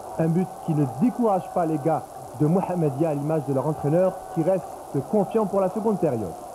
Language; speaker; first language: French; non-native, local second language; Arabic